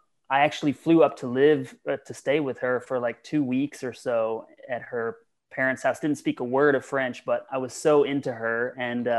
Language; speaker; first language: English; native; English